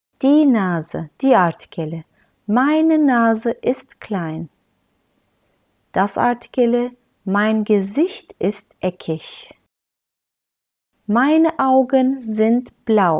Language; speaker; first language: German; non-native, fluent; Turkish